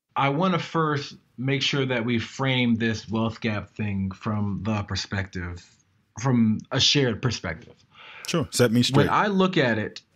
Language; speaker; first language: English; native; English